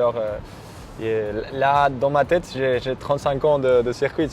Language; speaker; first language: French; native; French